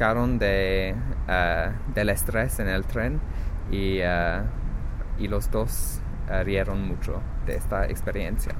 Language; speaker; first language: Spanish; non-native, fluent; English